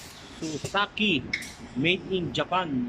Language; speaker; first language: English; non-native, learner; Filipino